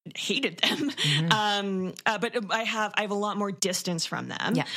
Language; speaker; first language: English; native; English